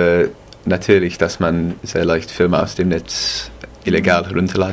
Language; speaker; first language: German; non-native, fluent; English